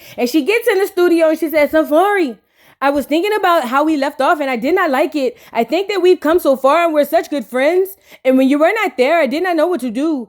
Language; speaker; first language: English; native; English